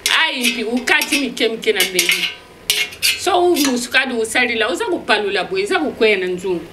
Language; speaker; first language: Lingala; non-native, local second language; Kituba (Democratic Republic of Congo)